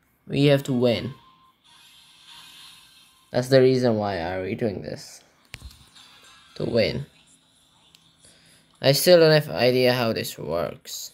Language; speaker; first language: English; non-native, learner; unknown